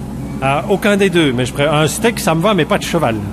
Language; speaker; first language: French; native; French